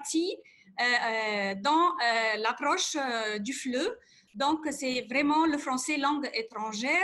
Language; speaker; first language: French; non-native, fluent; Arabic